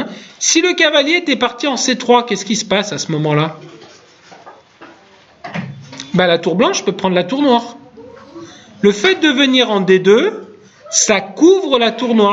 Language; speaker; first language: French; native; French